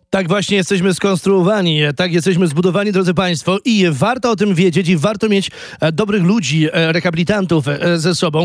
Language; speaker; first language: Polish; native; Polish